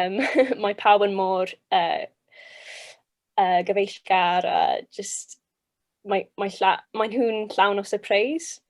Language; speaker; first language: Welsh; non-native, local second language; English